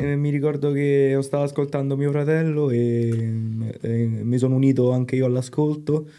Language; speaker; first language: Italian; early bilingual, other home language; Spanish